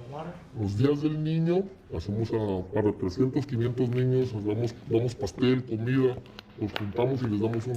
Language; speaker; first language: Spanish; native; Spanish